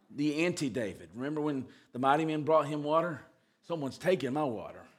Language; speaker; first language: English; native; English